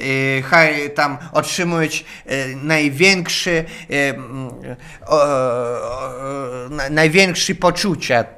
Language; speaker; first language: Polish; non-native, learner; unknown